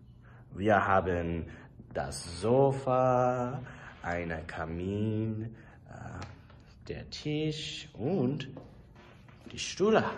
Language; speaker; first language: German; non-native, learner; English